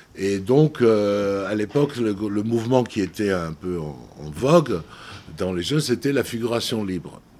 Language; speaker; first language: French; non-native, fluent; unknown